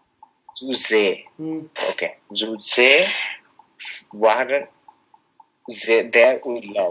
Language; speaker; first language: German; non-native, learner; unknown